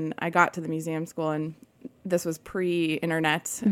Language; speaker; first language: English; native; English